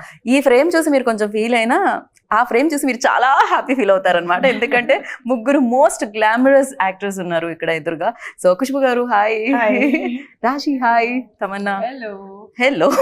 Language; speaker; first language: Telugu; native; Telugu